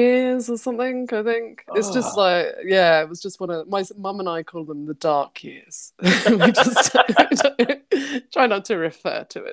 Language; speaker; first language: English; native; English